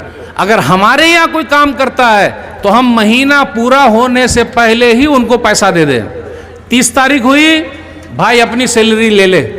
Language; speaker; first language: Hindi; native; Hindi